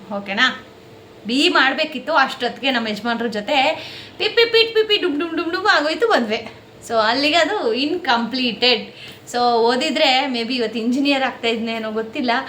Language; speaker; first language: Kannada; non-native, local second language; Telugu